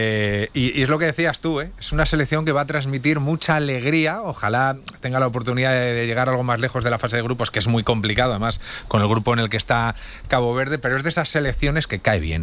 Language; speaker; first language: Spanish; native; Spanish